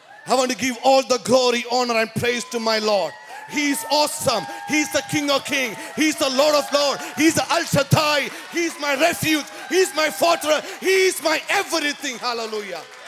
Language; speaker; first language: English; non-native, local second language; Malayalam